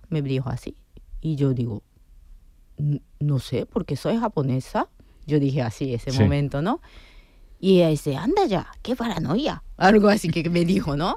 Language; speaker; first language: Spanish; non-native, fluent; Japanese